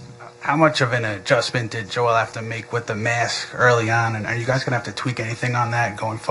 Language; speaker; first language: English; native; English